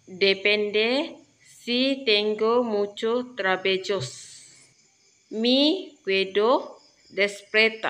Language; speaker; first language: Spanish; non-native, learner; Malay